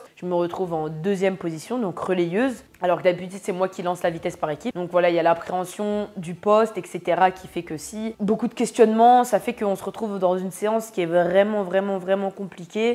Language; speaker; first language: French; native; French